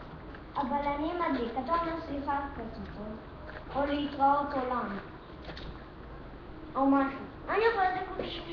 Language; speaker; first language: Hebrew; early bilingual, other home language; Russian